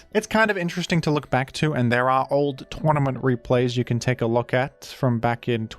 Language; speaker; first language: English; native; English